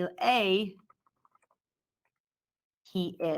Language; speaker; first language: French; non-native, fluent; English